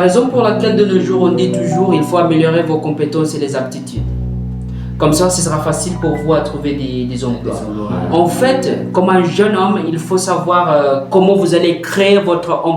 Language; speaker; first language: French; non-native, learner; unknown